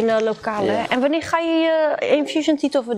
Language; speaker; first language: Dutch; native; Dutch